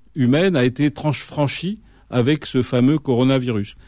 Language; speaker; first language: French; native; French